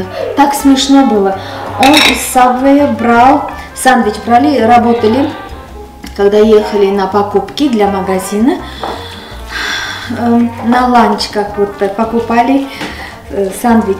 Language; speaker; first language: Russian; non-native, fluent; Armenian